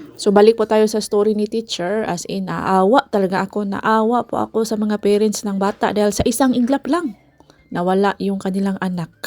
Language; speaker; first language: Filipino; non-native, local second language; Cebuano